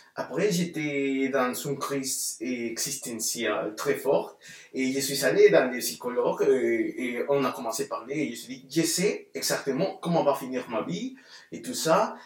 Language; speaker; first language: French; non-native, fluent; Spanish